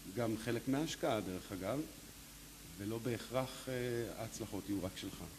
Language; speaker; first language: Hebrew; native; Hebrew